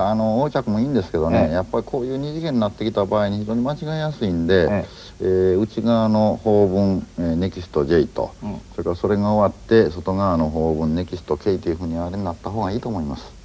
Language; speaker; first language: Japanese; native; Japanese